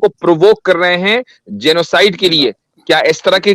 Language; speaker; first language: Hindi; native; Hindi